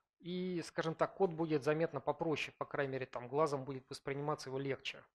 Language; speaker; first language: Russian; native; Russian